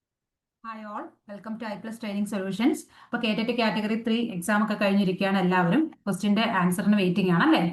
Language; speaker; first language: Malayalam; native; Malayalam